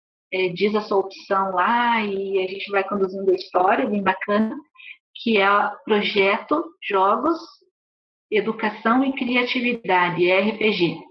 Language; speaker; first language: Portuguese; native; Portuguese